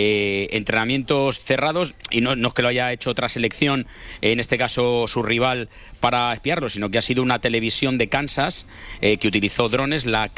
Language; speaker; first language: Spanish; native; Spanish